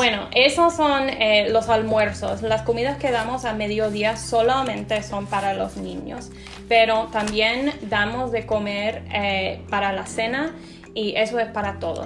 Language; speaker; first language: Spanish; non-native, fluent; English